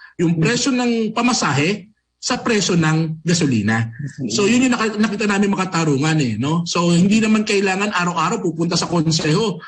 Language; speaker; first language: Filipino; native; Filipino